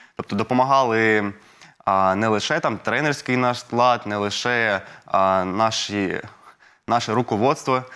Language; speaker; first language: Ukrainian; non-native, local second language; Russian